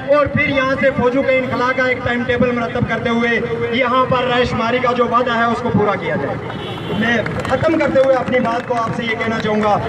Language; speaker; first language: Urdu; non-native, local second language; Pahari-Potwari